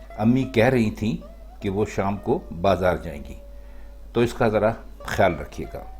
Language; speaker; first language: Urdu; native; Urdu